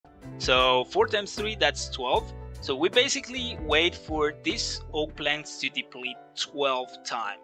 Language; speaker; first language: English; non-native, fluent; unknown